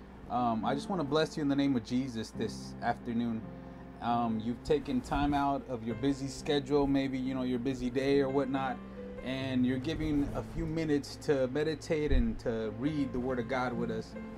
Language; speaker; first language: English; early bilingual, other home language; Spanish